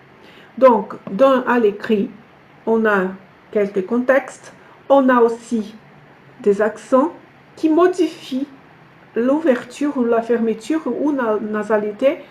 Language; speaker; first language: French; non-native, fluent; Portuguese